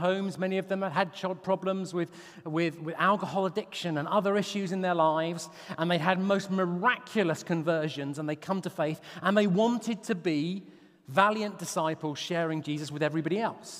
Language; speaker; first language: English; native; English